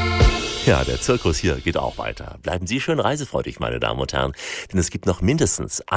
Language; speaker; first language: German; native; German